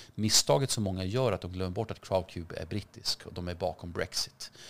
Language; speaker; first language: Swedish; early bilingual, other home language; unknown